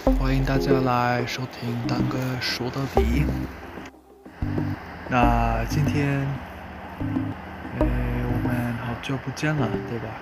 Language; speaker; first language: Chinese; non-native, fluent; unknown